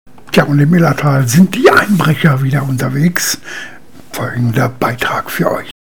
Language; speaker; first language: German; native; German